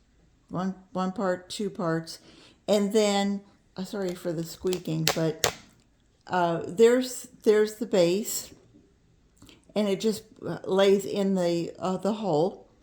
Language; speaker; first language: English; native; English